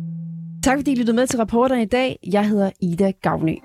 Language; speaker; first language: Danish; native; Danish